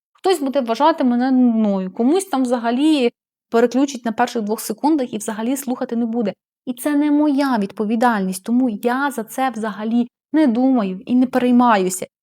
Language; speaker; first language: Ukrainian; non-native, local second language; Russian